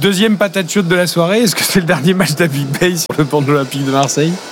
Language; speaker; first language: French; native; French